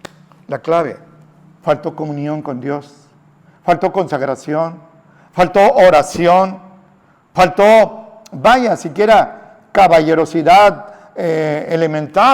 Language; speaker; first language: Spanish; native; Spanish